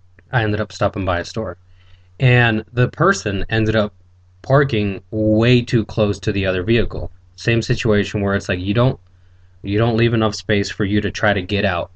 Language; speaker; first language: English; early bilingual, other home language; Spanish